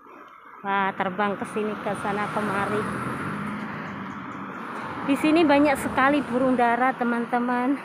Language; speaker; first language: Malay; non-native, local second language; Javanese